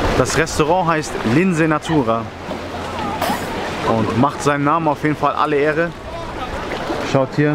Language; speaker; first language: German; native; German